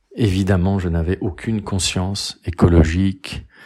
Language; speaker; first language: French; native; French